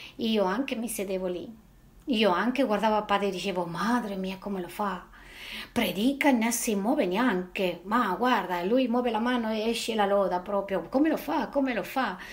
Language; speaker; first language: Italian; non-native, fluent; Spanish